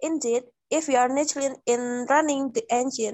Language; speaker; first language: English; non-native, learner; Indonesian